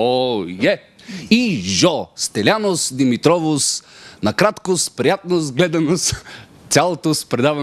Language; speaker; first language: Bulgarian; native; Bulgarian